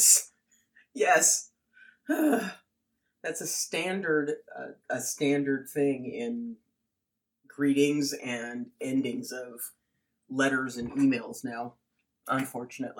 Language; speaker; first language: English; native; English